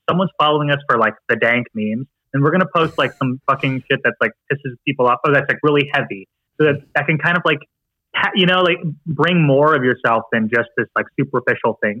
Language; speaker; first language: English; native; English